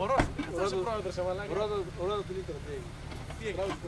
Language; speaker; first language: Greek; native; Greek